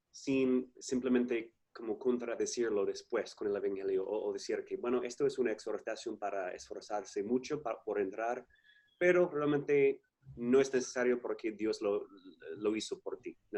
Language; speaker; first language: Spanish; non-native, fluent; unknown